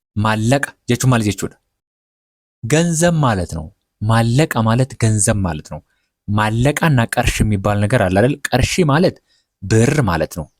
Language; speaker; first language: Amharic; non-native, local second language; Oromo